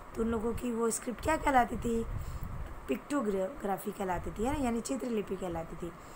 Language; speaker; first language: Hindi; native; Hindi